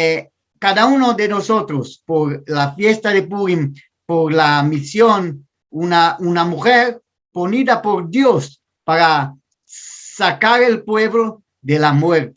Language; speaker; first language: Spanish; non-native, learner; Portuguese